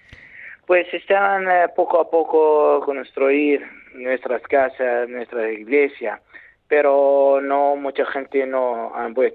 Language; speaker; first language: Spanish; non-native, learner; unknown